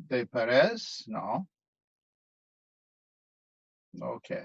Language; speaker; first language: Spanish; non-native, fluent; English